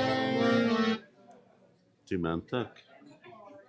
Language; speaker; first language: Hungarian; early bilingual, heritage; Hungarian